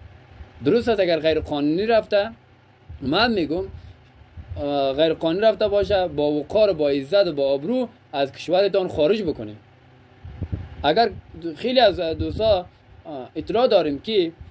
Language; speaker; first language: Persian; native; Persian